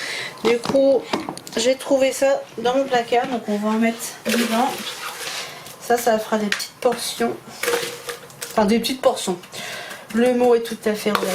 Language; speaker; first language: French; native; French